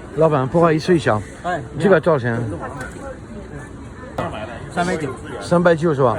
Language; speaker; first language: Chinese; non-native, learner; French